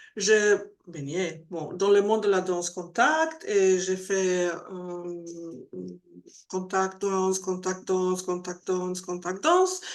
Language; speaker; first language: French; non-native, learner; Spanish